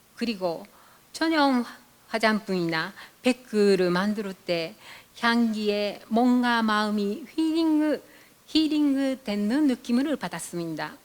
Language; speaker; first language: Korean; non-native, fluent; Japanese